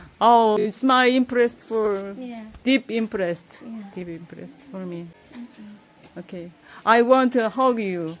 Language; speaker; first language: English; non-native, learner; Korean